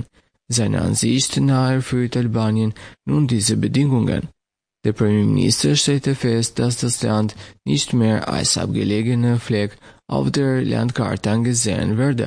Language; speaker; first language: German; non-native, fluent; Albanian